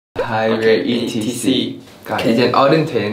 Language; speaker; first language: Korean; non-native, fluent; Thai